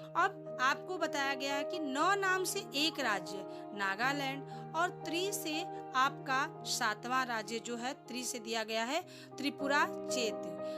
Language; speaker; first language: Hindi; non-native, local second language; Gujarati